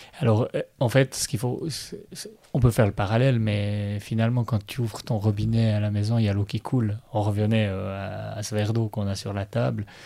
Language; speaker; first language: French; native; French